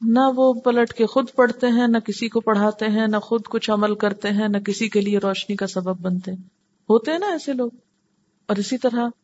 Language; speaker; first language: Urdu; native; Urdu